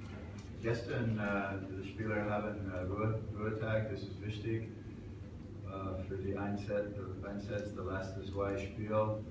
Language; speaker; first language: German; non-native, learner; English